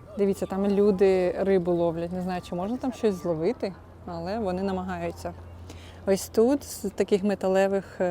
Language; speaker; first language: Ukrainian; non-native, local second language; Russian